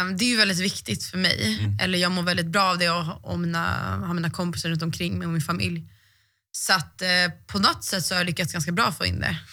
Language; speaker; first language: Swedish; native; Swedish